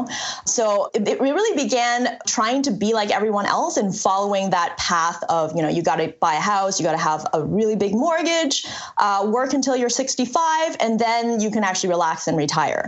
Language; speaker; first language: English; early bilingual, other home language; Chinese